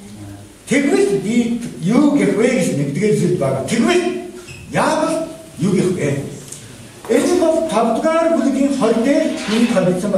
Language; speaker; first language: Mongolian; non-native, fluent; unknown